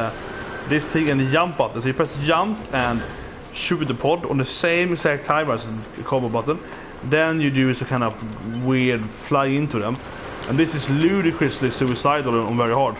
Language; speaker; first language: English; non-native, fluent; Swedish